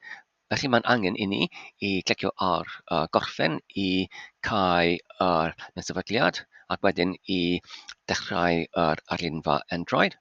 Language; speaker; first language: Welsh; non-native, fluent; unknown